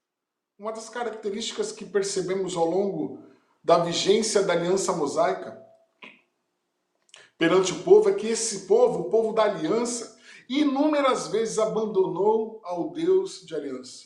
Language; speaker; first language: Portuguese; native; Portuguese